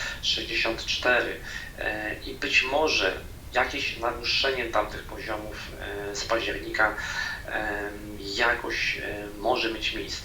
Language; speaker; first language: Polish; native; Polish